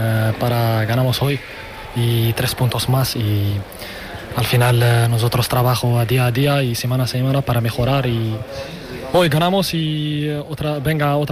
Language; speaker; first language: Spanish; non-native, learner; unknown